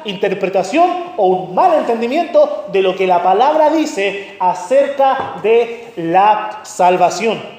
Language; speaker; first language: Spanish; native; Spanish